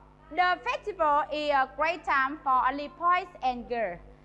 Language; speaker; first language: English; non-native, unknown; Vietnamese